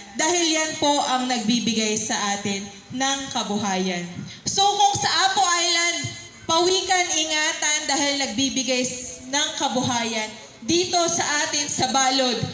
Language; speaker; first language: Filipino; non-native, local second language; Masbatenyo